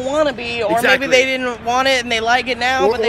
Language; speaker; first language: English; native; English